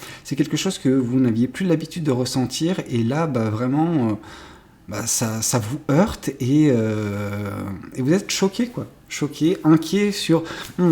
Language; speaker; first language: French; native; French